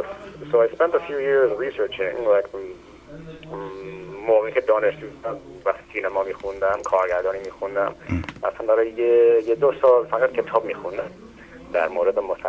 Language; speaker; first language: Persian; early bilingual, heritage; Persian